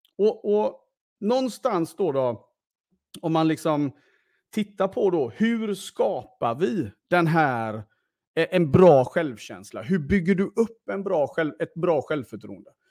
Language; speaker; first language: Swedish; early bilingual, other home language; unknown